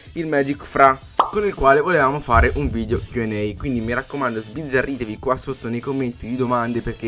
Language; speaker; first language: Italian; native; Italian